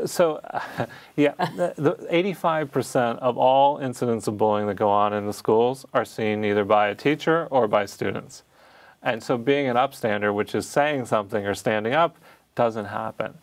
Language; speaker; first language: English; native; English